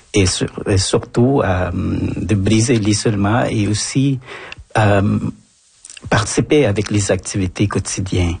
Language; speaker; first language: French; non-native, fluent; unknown